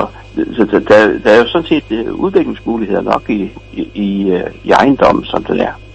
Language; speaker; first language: Danish; native; Danish